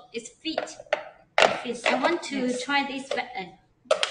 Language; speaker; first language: English; non-native, learner; Chinese